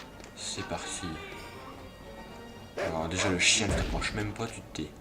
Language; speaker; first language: French; native; French